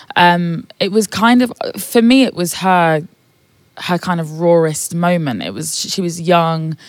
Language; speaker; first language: English; native; English